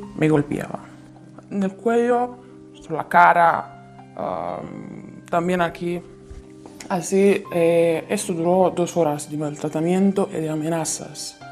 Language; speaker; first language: Spanish; non-native, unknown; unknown